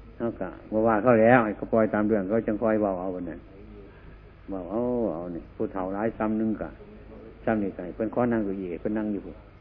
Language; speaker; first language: Thai; native; Thai